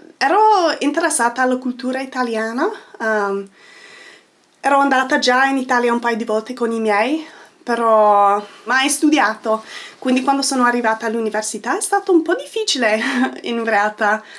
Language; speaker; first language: Italian; non-native, fluent; English